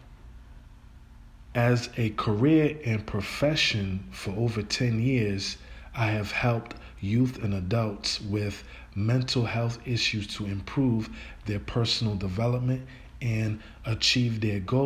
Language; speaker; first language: English; native; English